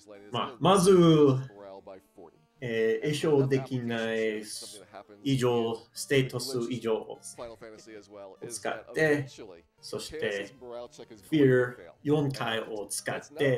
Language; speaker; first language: Japanese; non-native, learner; English